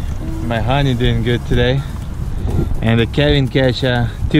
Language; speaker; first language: English; non-native, learner; Ukrainian